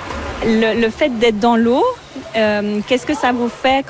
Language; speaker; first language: French; native; French